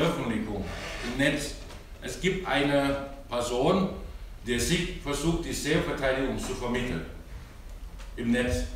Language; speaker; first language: German; non-native, learner; Thai